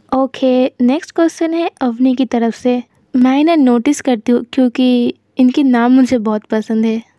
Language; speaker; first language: Hindi; non-native, local second language; Bangla